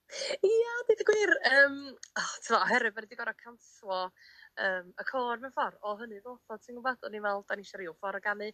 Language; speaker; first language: Welsh; native; Welsh